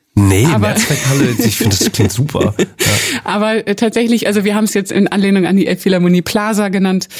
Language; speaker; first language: German; native; German